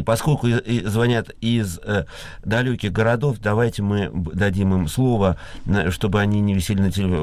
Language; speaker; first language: Russian; native; Russian